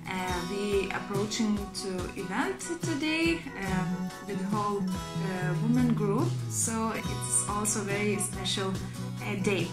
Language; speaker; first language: English; non-native, learner; Lithuanian